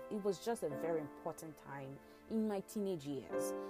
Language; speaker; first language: English; non-native, local second language; Yoruba